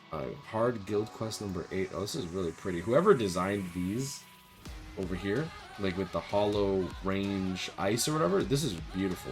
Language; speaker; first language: English; native; English